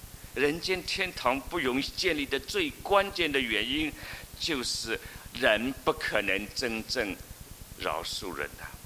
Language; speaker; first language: Chinese; native; Chinese